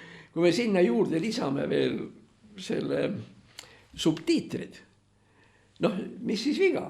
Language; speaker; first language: Estonian; native; Estonian